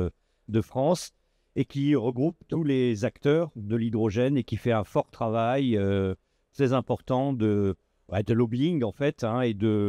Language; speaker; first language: French; native; French